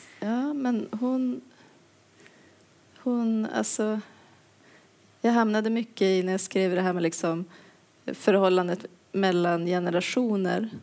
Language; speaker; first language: Swedish; native; Swedish